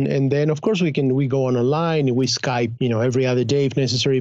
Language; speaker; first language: English; non-native, fluent; Spanish